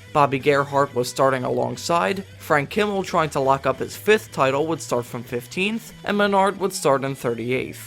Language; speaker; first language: English; native; English